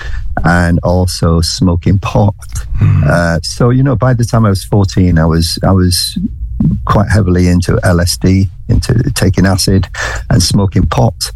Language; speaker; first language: English; native; English